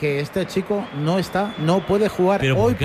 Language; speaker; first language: Spanish; native; Spanish